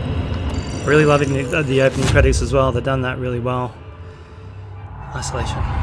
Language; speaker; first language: English; native; English